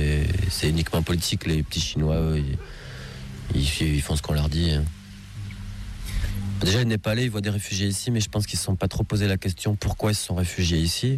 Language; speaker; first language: French; native; French